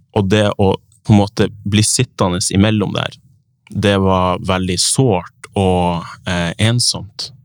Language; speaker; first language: Norwegian; native; Norwegian